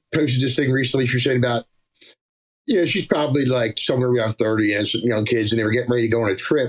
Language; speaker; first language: English; native; English